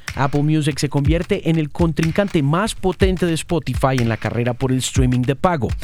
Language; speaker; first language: Spanish; native; Spanish